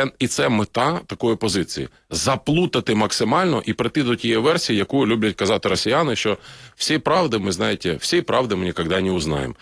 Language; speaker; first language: Ukrainian; native; Ukrainian